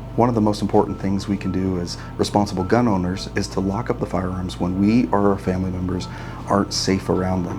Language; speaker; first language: English; native; English